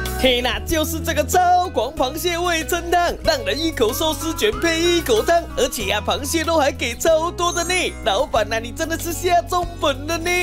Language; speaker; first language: Chinese; native; Chinese